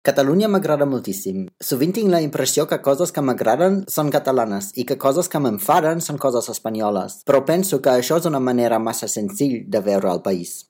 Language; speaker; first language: Catalan; non-native, fluent; German